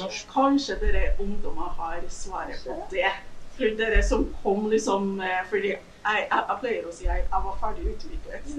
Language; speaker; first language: Norwegian; non-native, fluent; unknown